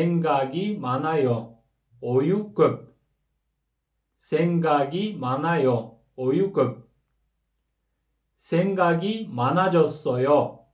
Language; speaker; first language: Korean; non-native, fluent; Kyrgyz